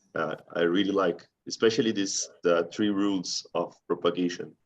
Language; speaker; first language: English; non-native, fluent; Portuguese